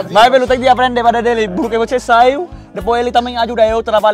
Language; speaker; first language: Portuguese; non-native, learner; Vietnamese